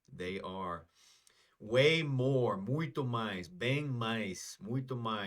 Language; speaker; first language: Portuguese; non-native, fluent; English